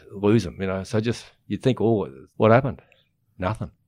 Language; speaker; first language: English; native; English